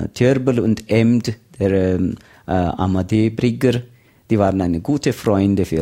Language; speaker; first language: German; non-native, learner; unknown